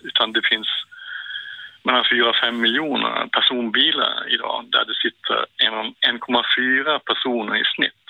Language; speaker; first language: Swedish; native; Swedish